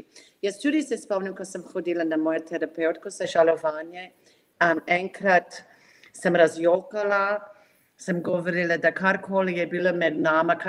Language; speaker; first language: Slovenian; non-native, fluent; English